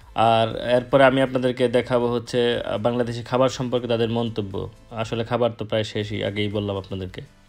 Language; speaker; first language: Bangla; native; Bangla